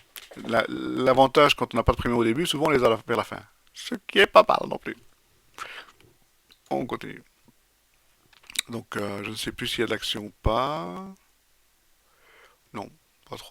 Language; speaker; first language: French; native; French